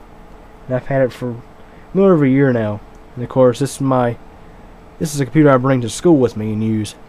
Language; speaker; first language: English; native; English